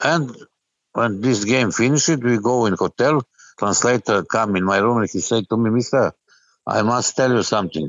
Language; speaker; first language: English; non-native, learner; Serbian